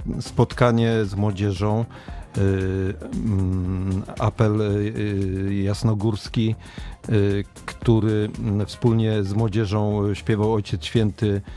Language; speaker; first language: Polish; native; Polish